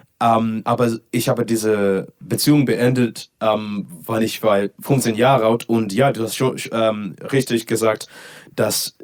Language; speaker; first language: German; non-native, learner; English